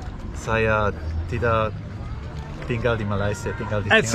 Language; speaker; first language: Indonesian; non-native, learner; Swiss German